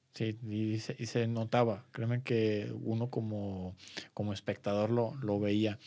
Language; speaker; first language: Spanish; native; Spanish